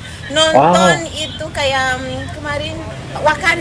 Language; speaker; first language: Indonesian; non-native, fluent; Shona